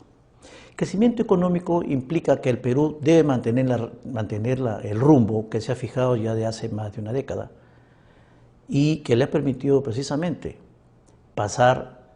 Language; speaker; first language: Spanish; native; Spanish